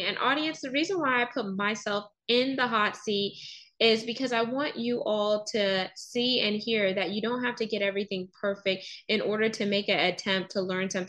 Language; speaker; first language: English; native; English